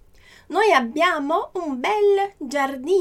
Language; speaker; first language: Italian; non-native, fluent; Portuguese